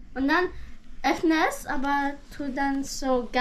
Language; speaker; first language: German; early bilingual, other home language; Filipino